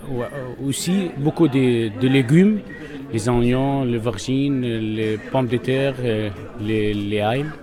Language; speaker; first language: French; non-native, learner; Arabic